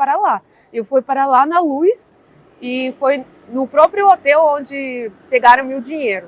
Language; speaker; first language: Portuguese; non-native, fluent; Russian